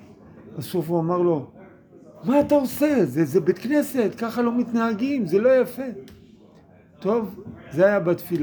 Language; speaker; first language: Hebrew; non-native, fluent; English